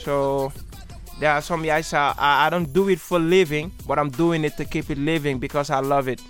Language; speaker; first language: English; non-native, local second language; Wolof